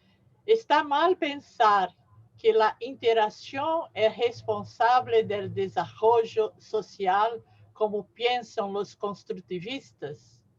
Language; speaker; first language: Spanish; non-native, learner; Portuguese